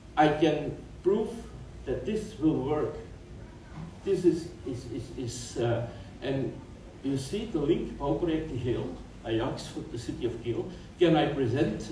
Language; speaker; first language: English; non-native, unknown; Dutch